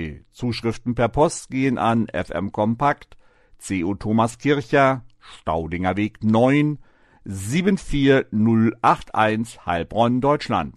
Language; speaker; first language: German; native; German